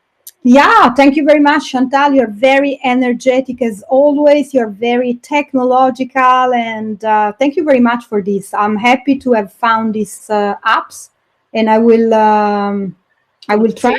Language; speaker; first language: English; non-native, fluent; Italian